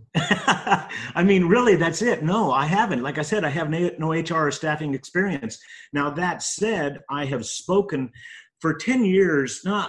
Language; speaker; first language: English; native; English